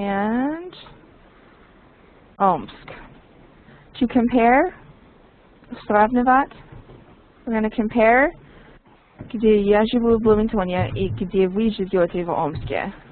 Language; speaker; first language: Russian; non-native, learner; English